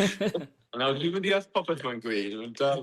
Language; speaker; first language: Welsh; non-native, learner; English